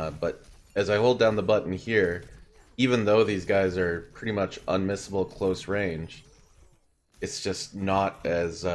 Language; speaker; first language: English; native; English